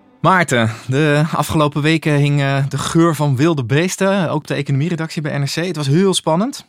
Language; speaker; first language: Dutch; native; Dutch